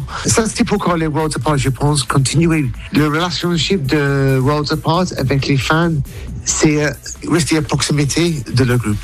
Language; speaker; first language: French; non-native, learner; English